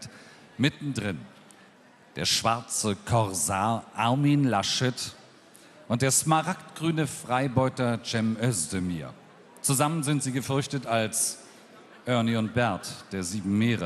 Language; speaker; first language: German; native; German